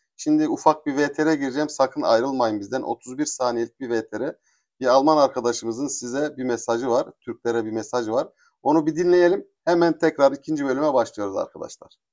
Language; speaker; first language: Turkish; native; Turkish